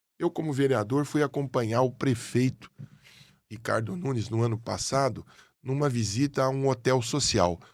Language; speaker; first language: Portuguese; native; Portuguese